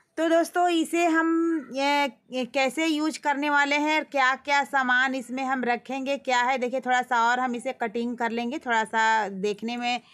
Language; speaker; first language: Hindi; native; Hindi